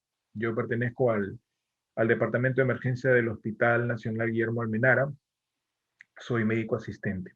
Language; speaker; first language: Spanish; native; Spanish